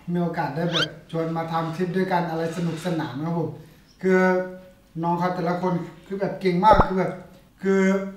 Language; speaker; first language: Thai; native; Thai